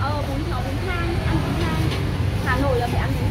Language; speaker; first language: Vietnamese; native; Vietnamese